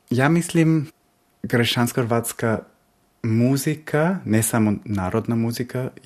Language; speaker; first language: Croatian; early bilingual, heritage; Croatian